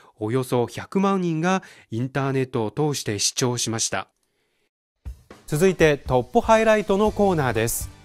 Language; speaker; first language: Japanese; non-native, fluent; Chinese